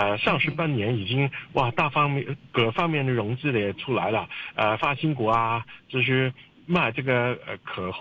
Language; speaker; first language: Chinese; non-native, local second language; Cantonese